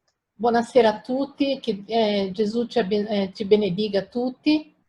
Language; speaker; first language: Italian; non-native, fluent; Portuguese